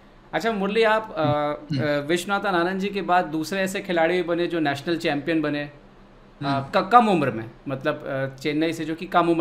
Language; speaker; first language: Hindi; native; Hindi